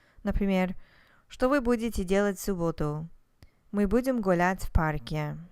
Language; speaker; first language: Russian; non-native, fluent; English